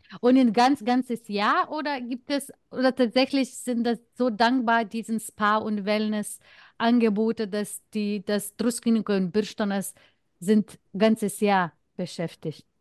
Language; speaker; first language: German; non-native, fluent; Lithuanian